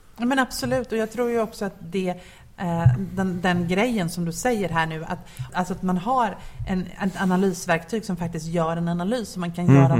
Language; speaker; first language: Swedish; native; Swedish